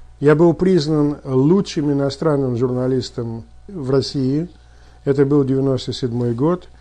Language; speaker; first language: Russian; native; Russian